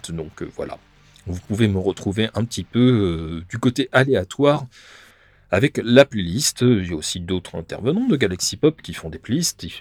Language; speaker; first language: French; native; French